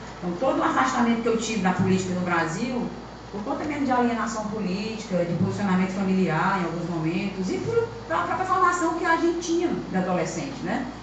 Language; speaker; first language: Portuguese; native; Portuguese